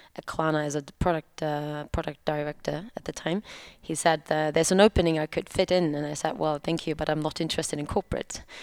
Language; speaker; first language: English; non-native, fluent; German